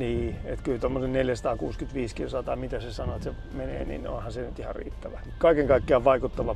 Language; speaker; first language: Finnish; native; Finnish